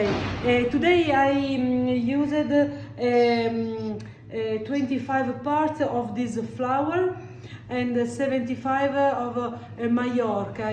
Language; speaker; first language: English; non-native, learner; Italian